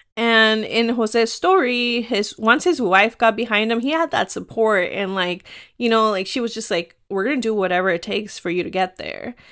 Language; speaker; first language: English; early bilingual, other home language; Spanish